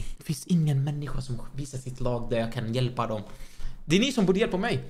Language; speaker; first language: Swedish; native; Swedish